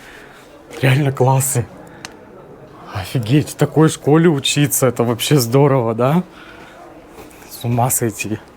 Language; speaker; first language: Russian; native; Russian